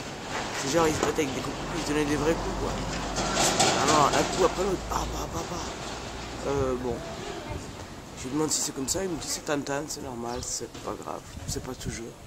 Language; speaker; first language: French; native; French